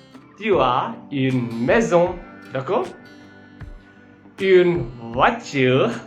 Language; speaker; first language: French; non-native, fluent; Hindi